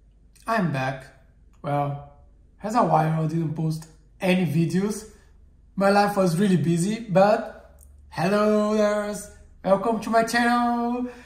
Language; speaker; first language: English; non-native, learner; Portuguese